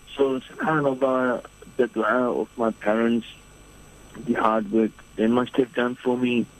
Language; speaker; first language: English; non-native, fluent; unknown